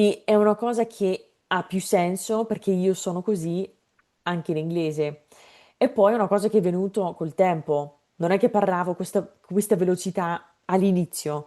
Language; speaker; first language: Italian; non-native, fluent; English